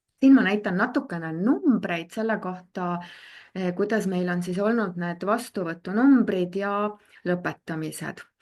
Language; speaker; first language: Estonian; native; Estonian